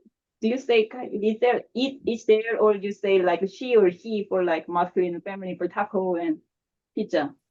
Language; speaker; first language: English; non-native, learner; Korean